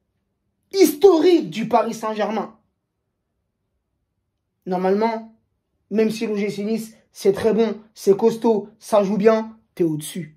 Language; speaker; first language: French; native; French